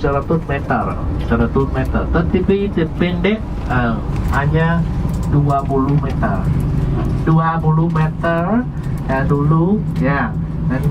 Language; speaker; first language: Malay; non-native, learner; Vietnamese